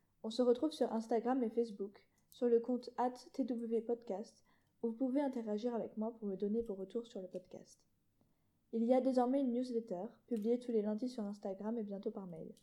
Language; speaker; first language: French; native; French